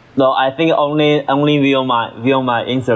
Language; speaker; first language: English; non-native, learner; Chinese